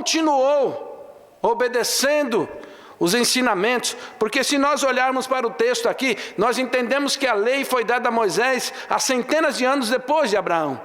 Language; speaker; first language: Portuguese; native; Portuguese